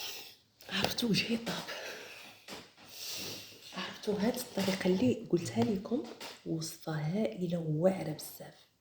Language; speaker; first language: Arabic; native; Arabic